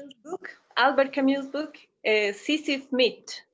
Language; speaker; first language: English; non-native, fluent; Spanish